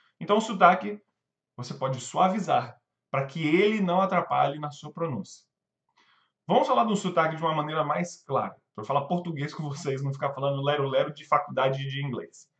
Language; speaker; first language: Portuguese; native; Portuguese